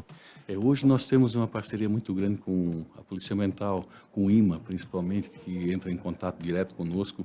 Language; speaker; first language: Portuguese; native; Portuguese